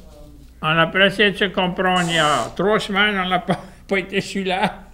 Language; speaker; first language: French; early bilingual, heritage; French